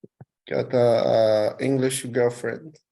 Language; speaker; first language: English; non-native, learner; Portuguese